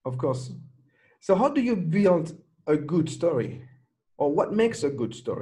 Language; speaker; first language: English; non-native, fluent; French